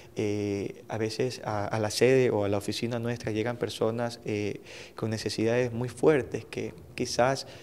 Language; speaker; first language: Spanish; native; Spanish